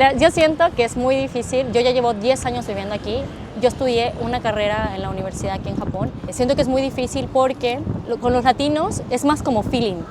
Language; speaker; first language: Spanish; native; Spanish